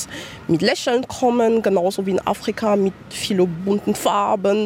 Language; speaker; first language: German; non-native, fluent; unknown